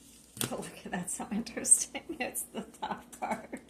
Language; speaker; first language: English; native; English